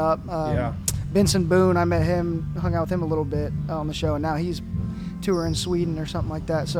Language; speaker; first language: English; native; English